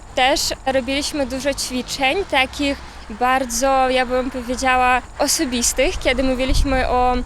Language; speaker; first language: Polish; non-native, fluent; Ukrainian